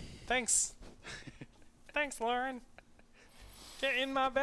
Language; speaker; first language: English; native; English